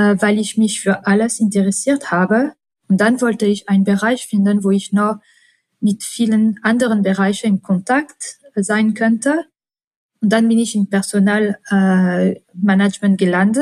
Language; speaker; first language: German; non-native, fluent; French